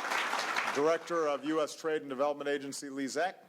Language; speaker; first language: English; native; English